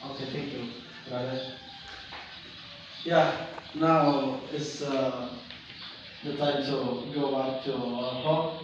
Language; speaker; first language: English; non-native, learner; Indonesian